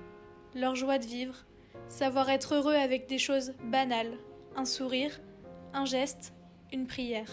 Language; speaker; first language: French; native; French